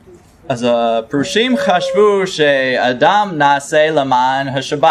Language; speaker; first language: Hebrew; non-native, fluent; English